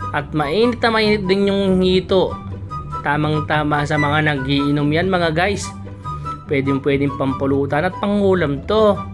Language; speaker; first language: Filipino; non-native, local second language; Pampanga